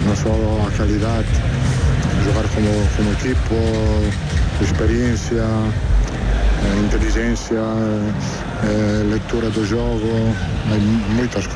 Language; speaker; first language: Portuguese; non-native, learner; Italian